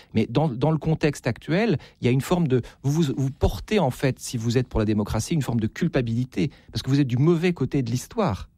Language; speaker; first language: French; native; French